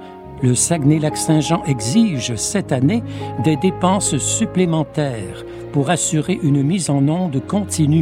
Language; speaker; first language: French; native; French